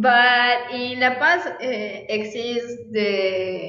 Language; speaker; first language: English; non-native, learner; Spanish